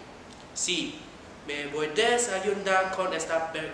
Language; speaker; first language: Spanish; non-native, learner; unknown